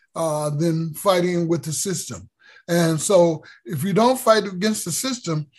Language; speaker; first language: English; native; English